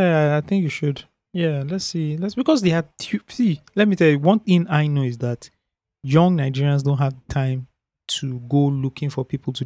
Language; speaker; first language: English; non-native, local second language; Yoruba